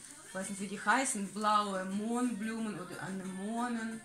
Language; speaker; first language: German; non-native, learner; Russian